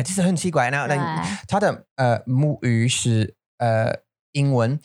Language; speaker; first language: Chinese; non-native, learner; English